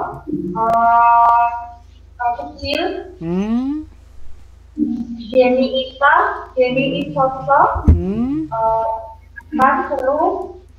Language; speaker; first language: Korean; non-native, learner; Indonesian